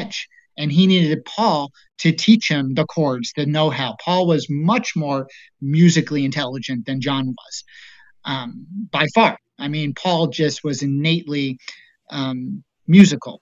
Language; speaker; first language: English; native; English